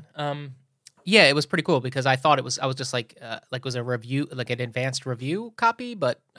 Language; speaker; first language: English; native; English